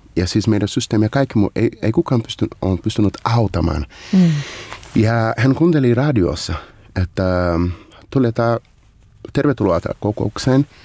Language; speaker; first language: Finnish; non-native, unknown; Portuguese